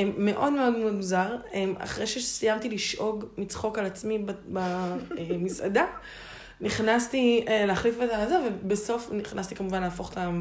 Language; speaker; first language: Hebrew; native; Hebrew